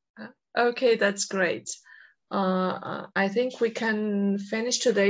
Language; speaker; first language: English; non-native, fluent; Georgian